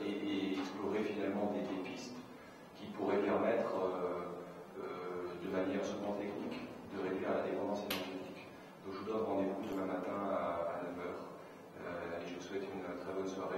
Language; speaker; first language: French; native; French